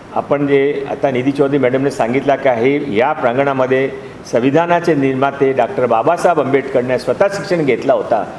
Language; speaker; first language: Marathi; non-native, local second language; Hindi